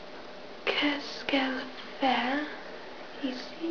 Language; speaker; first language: French; non-native, learner; English